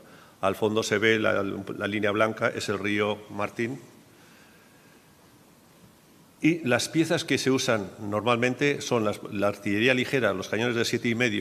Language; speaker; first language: Spanish; native; Spanish